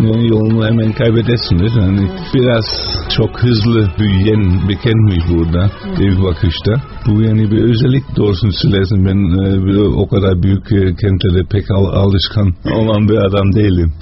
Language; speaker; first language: Turkish; non-native, fluent; Dutch